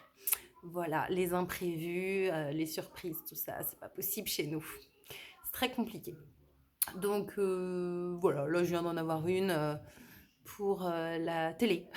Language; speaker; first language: French; native; French